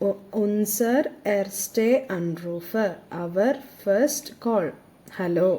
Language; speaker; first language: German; non-native, fluent; Malayalam